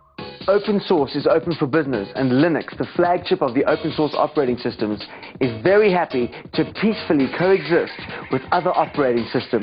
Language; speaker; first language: English; native; English